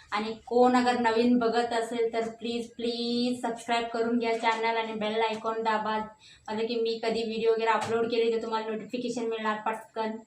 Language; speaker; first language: Marathi; non-native, local second language; Hindi